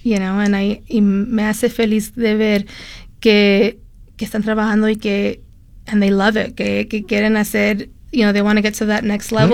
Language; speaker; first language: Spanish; early bilingual, heritage; Spanish